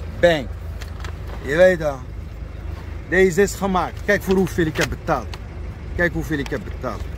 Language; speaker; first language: Dutch; non-native, fluent; Arabic